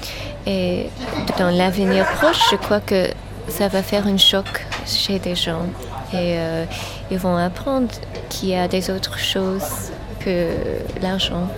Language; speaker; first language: French; non-native, fluent; English